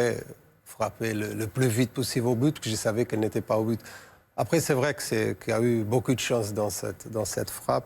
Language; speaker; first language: French; non-native, fluent; Portuguese